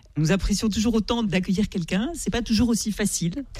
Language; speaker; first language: French; native; French